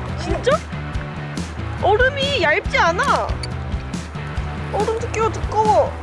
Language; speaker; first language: Korean; native; Korean